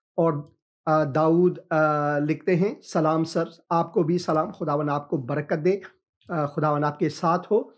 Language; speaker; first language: Urdu; non-native, fluent; Persian